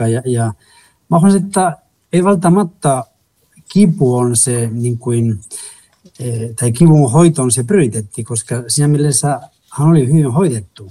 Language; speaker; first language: Finnish; non-native, fluent; Spanish